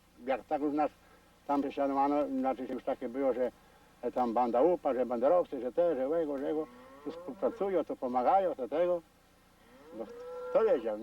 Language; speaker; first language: Polish; non-native, local second language; Rusyn